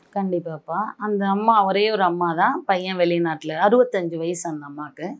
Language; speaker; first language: Tamil; non-native, local second language; Marathi